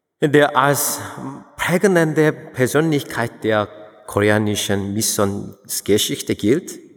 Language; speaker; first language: German; non-native, fluent; Korean